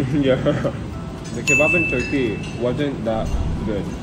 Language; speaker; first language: English; non-native, fluent; Japanese